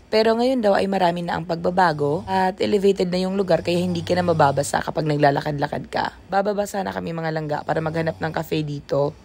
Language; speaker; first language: Filipino; non-native, local second language; Cebuano